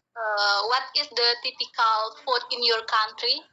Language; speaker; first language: English; non-native, learner; Indonesian